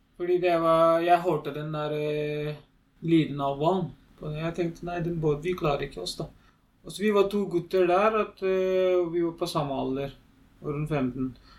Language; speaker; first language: Norwegian; non-native, learner; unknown